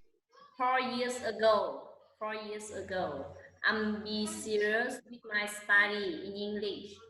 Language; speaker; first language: English; non-native, learner; Vietnamese